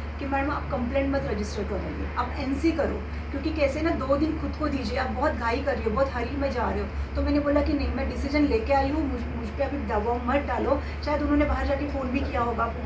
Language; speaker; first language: Hindi; non-native, local second language; Marathi